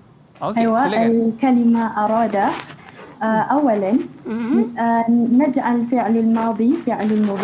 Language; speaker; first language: Arabic; non-native, learner; Malay